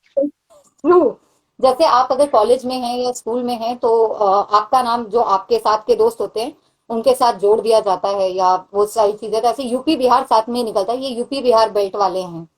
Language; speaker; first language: Hindi; non-native, local second language; Maithili